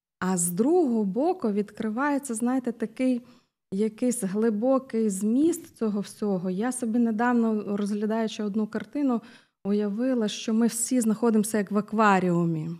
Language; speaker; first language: Ukrainian; native; Ukrainian